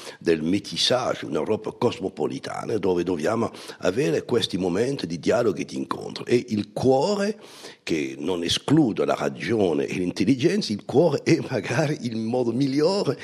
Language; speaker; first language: Italian; non-native, fluent; French